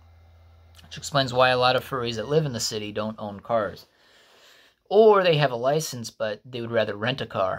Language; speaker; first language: English; native; English